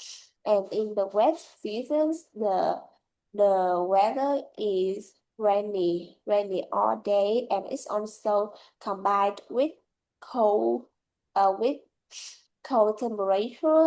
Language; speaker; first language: English; non-native, learner; Vietnamese